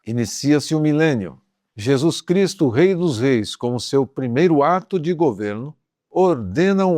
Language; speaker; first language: Portuguese; native; Portuguese